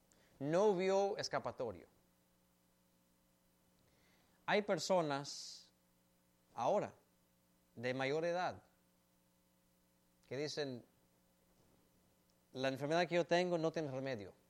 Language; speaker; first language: Spanish; native; Spanish